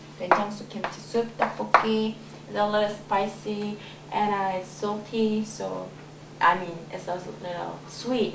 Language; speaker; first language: English; non-native, learner; Korean